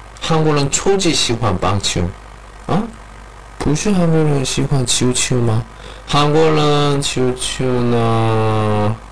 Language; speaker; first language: Chinese; non-native, learner; Korean